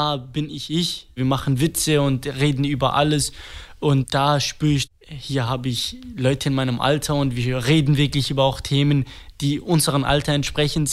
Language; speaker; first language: German; non-native, fluent; Kurdish